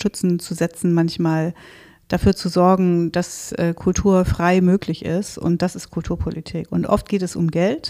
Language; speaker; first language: German; native; German